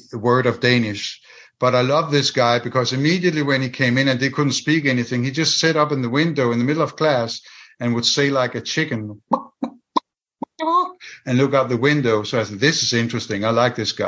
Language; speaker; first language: English; non-native, fluent; Danish